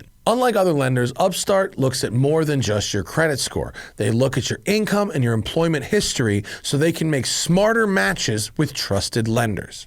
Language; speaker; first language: English; native; English